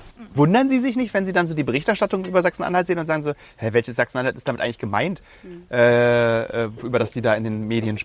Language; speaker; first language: German; native; German